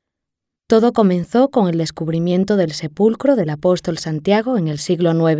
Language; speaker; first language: Spanish; native; Spanish